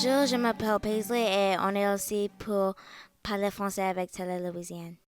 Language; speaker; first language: French; non-native, local second language; English